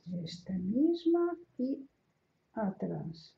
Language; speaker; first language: Spanish; non-native, learner; Russian